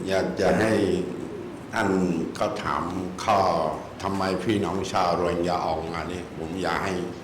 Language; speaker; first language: Thai; early bilingual, other home language; Rohingya